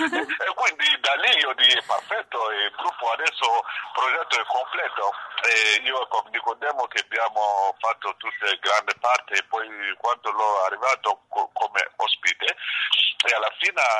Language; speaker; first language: Italian; non-native, learner; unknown